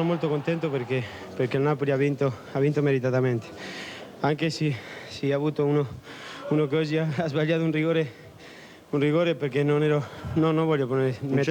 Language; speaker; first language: Italian; non-native, learner; Spanish